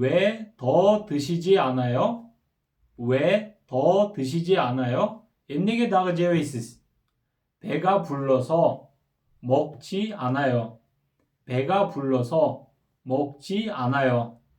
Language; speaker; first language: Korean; non-native, fluent; Kyrgyz